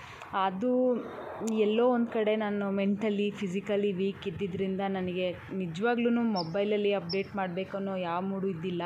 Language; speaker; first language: Kannada; native; Kannada